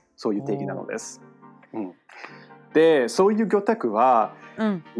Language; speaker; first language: Japanese; non-native, fluent; English